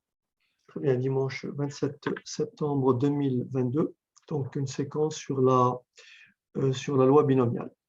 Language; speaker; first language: French; native; French